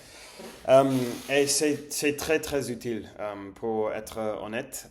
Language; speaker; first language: French; non-native, learner; English